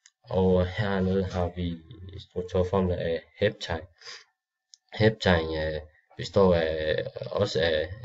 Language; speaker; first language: Danish; non-native, learner; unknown